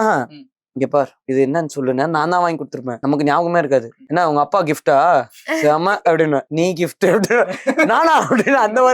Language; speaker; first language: Tamil; native; Tamil